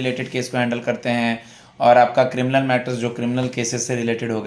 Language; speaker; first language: Hindi; native; Hindi